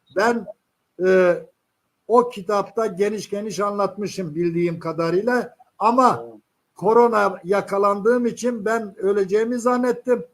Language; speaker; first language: Turkish; non-native, local second language; Zaza